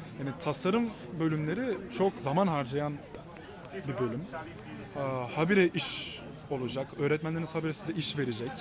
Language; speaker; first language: Turkish; native; Turkish